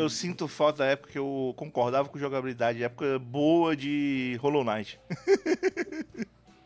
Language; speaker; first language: Portuguese; native; Portuguese